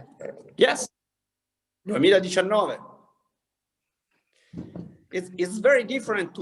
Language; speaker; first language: English; non-native, learner; Italian